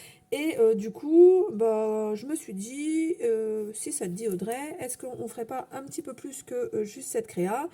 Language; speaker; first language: French; native; French